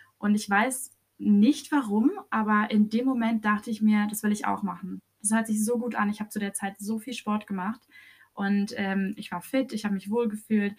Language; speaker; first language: German; early bilingual, other home language; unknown